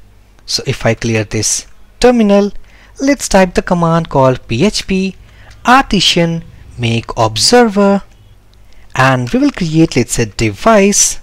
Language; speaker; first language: English; non-native, local second language; Hindi